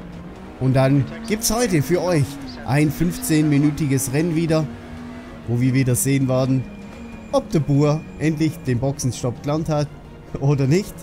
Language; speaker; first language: German; native; German